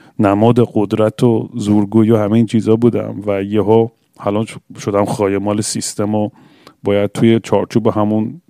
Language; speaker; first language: Persian; early bilingual, heritage; English